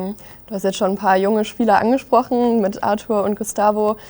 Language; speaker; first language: German; native; German